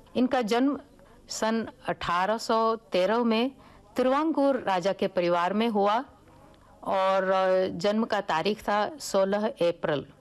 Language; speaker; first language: Hindi; non-native, local second language; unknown